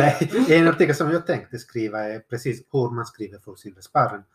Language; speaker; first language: Swedish; non-native, fluent; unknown